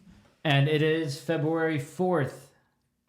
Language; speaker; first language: English; native; English